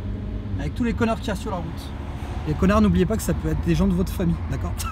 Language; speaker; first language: French; native; French